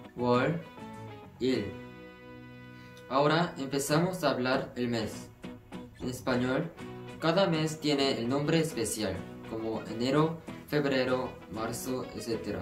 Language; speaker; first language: Spanish; non-native, fluent; Korean